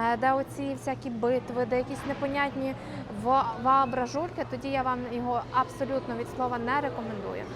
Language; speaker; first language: Ukrainian; native; Ukrainian